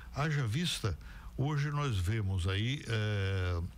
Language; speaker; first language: Portuguese; native; Portuguese